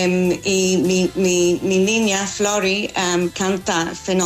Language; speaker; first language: Spanish; non-native, learner; English